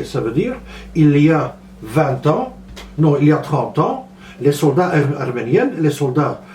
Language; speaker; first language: French; non-native, local second language; Dutch